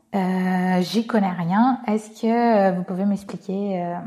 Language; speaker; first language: French; non-native, fluent; Portuguese